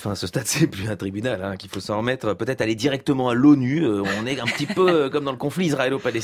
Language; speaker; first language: French; native; French